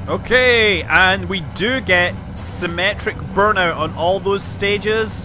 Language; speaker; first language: English; native; English